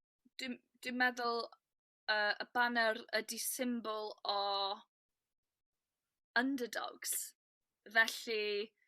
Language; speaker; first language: Welsh; non-native, learner; English